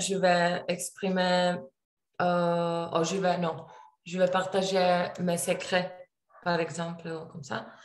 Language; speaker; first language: French; non-native, learner; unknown